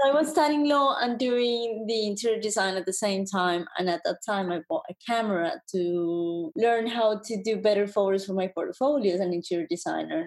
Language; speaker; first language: English; non-native, fluent; Spanish